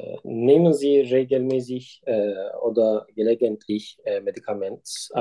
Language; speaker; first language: German; non-native, learner; Turkish